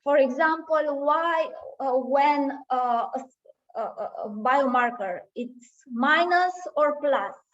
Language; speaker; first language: English; non-native, fluent; Romanian